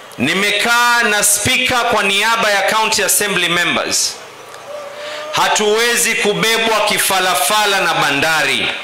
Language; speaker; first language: Swahili; native; Swahili